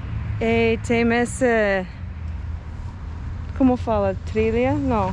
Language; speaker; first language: Portuguese; non-native, fluent; English